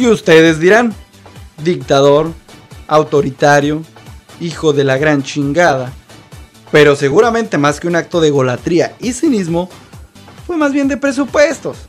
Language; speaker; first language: Spanish; native; Spanish